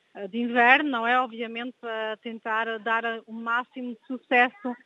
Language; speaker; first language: Portuguese; early bilingual, heritage; French